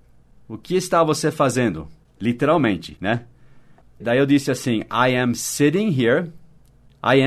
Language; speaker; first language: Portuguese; non-native, fluent; English